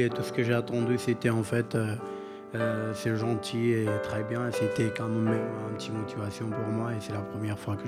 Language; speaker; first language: French; non-native, learner; Pashto